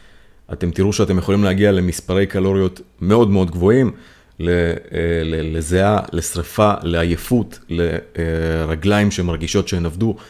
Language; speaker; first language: Hebrew; native; Hebrew